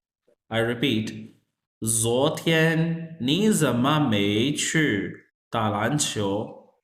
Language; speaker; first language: Chinese; non-native, fluent; Urdu